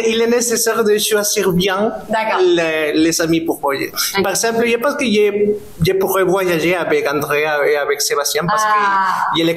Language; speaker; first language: French; non-native, fluent; Spanish